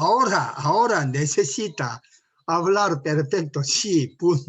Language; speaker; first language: Spanish; non-native, learner; Korean